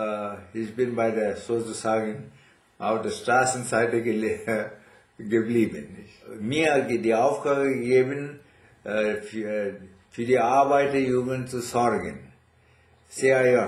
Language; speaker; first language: German; non-native, fluent; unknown